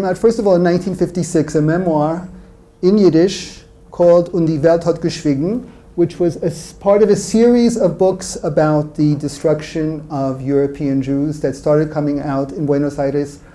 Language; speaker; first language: English; native; English